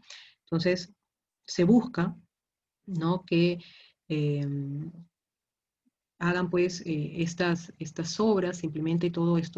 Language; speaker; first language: Spanish; native; Spanish